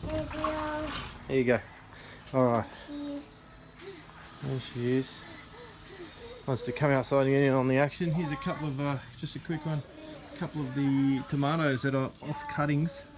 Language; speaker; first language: English; native; English